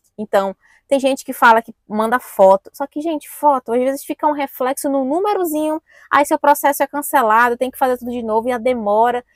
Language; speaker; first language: Portuguese; native; Portuguese